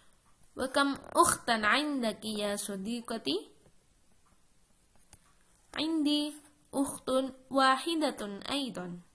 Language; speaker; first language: Arabic; non-native, fluent; Indonesian